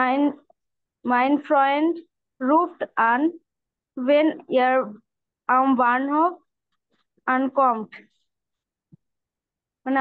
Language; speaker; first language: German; non-native, learner; Bangla